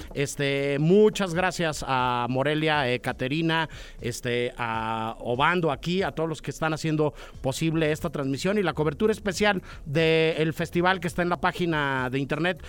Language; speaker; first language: Spanish; native; Spanish